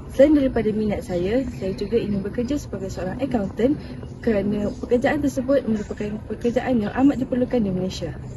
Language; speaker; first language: Malay; native; Malay